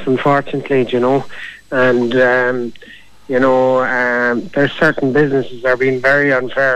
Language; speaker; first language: English; native; English